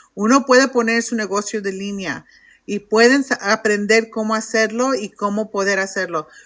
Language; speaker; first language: Spanish; early bilingual, heritage; Spanish